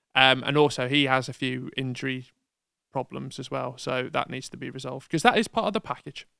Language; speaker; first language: English; native; English